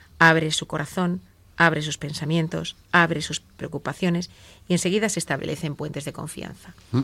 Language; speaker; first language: Spanish; native; Spanish